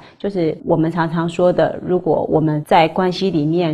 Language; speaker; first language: Chinese; native; Chinese